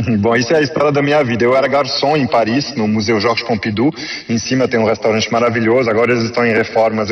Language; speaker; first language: Portuguese; non-native, fluent; French